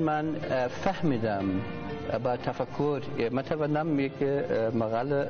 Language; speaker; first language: Persian; non-native, learner; German